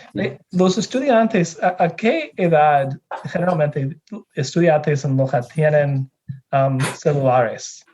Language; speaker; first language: Spanish; non-native, fluent; English